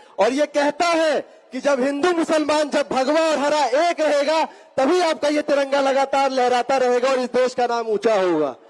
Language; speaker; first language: Hindi; native; Hindi